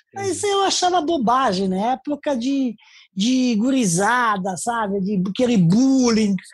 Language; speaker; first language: Portuguese; non-native, fluent; Serbian